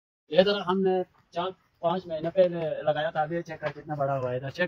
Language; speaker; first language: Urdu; non-native, local second language; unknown